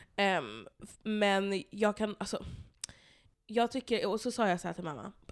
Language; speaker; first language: Swedish; native; Swedish